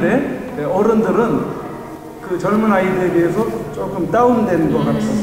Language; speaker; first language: Korean; native; Korean